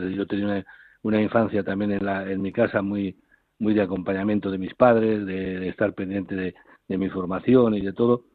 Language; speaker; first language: Spanish; native; Spanish